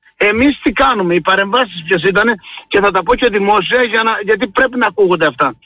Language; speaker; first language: Greek; native; Greek